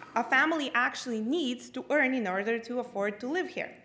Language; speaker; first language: English; non-native, fluent; Bulgarian